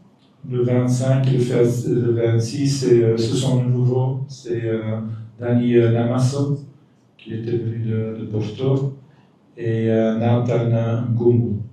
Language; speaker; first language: French; non-native, local second language; Dutch